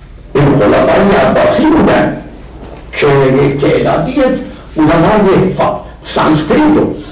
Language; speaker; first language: Persian; non-native, fluent; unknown